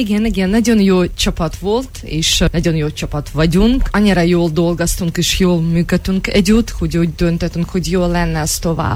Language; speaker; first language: Hungarian; non-native, fluent; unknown